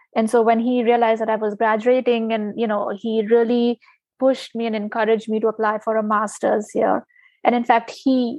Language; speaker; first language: English; non-native, local second language; Hindi